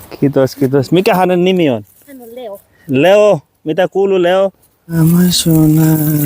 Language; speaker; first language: Finnish; non-native, learner; Bangla